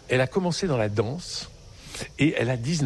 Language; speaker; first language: French; native; French